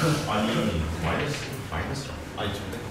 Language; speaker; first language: Korean; native; Korean